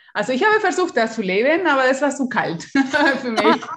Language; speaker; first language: German; non-native, fluent; Spanish